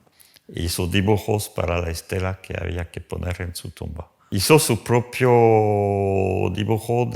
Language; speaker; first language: Spanish; non-native, fluent; French